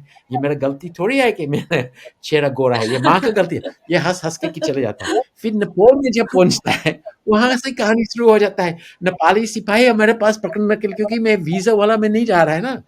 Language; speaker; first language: Hindi; non-native, fluent; English